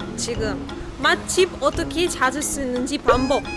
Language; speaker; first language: Korean; non-native, fluent; Russian